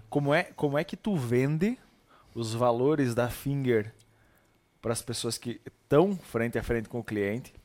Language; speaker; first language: Portuguese; native; Portuguese